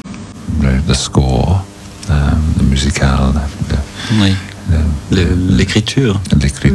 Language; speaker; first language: French; non-native, learner; English